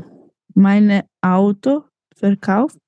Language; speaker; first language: German; non-native, learner; Macedonian